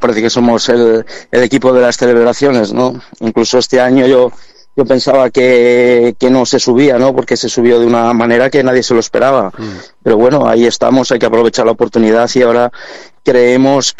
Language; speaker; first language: Spanish; native; Spanish